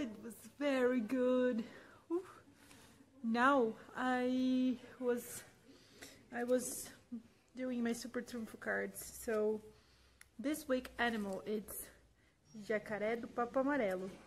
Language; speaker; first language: English; non-native, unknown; Portuguese